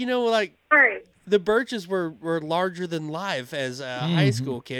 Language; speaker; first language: English; native; English